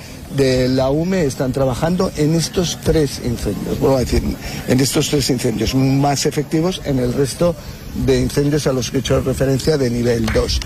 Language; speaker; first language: Spanish; native; Spanish